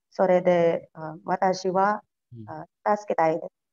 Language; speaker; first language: Japanese; non-native, learner; Filipino